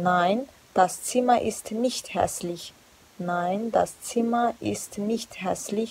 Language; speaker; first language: German; non-native, fluent; Georgian